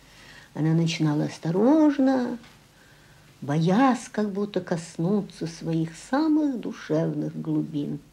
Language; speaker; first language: Russian; native; Russian